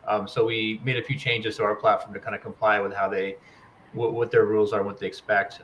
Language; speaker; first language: English; native; English